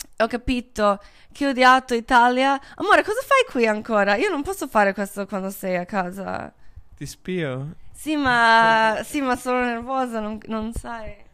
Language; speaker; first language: Italian; non-native, fluent; English